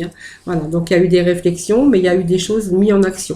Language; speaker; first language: French; native; French